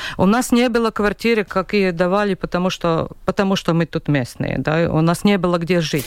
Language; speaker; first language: Russian; non-native, local second language; Latvian